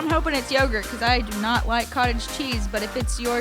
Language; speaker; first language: English; native; English